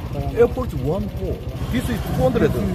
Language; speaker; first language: English; non-native, learner; Korean